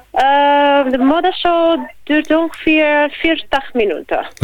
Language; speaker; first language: Dutch; non-native, learner; Italian